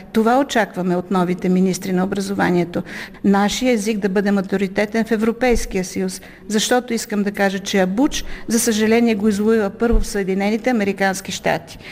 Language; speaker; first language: Bulgarian; native; Bulgarian